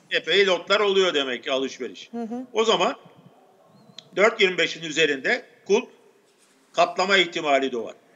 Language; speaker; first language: Turkish; native; Turkish